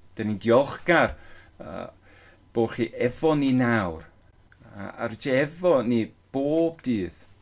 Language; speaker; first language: Welsh; non-native, local second language; English